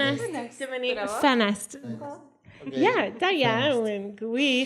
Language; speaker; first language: Welsh; native; Welsh